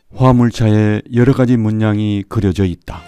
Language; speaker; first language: Korean; native; Korean